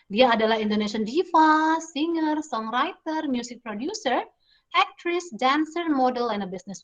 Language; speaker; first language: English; non-native, fluent; Indonesian